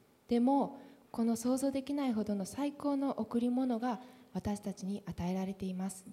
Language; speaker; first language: Japanese; native; Japanese